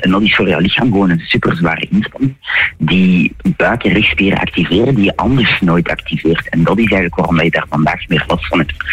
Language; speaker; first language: Dutch; native; Dutch